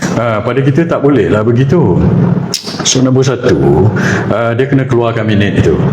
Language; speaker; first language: Malay; native; Malay